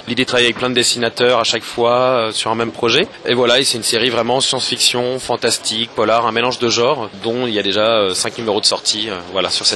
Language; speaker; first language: French; native; French